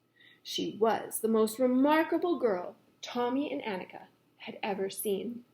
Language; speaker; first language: English; native; English